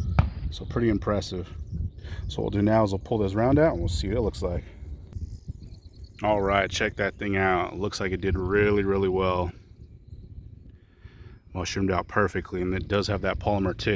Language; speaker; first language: English; native; English